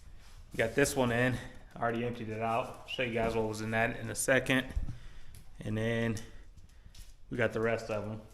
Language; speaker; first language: English; native; English